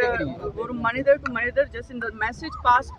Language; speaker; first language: Tamil; non-native, local second language; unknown